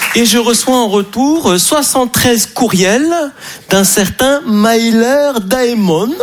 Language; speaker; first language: French; native; French